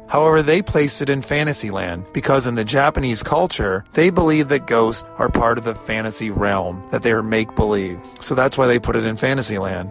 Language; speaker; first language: English; native; English